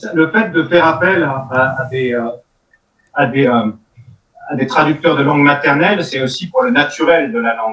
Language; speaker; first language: French; native; French